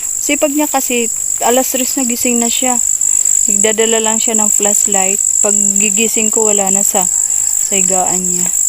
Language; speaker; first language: Filipino; native; Filipino